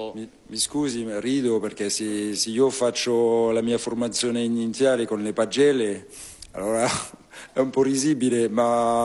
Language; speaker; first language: Italian; non-native, fluent; French